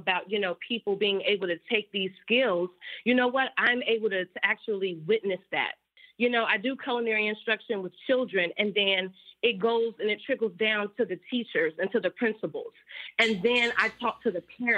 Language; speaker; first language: English; native; English